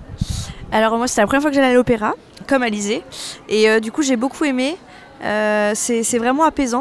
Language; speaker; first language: French; native; French